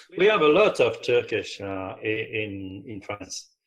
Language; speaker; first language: English; non-native, learner; French